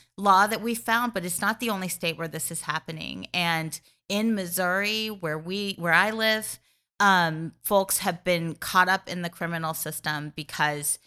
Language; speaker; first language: English; native; English